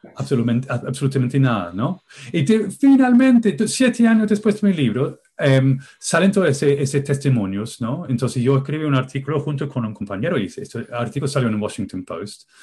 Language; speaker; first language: Spanish; non-native, fluent; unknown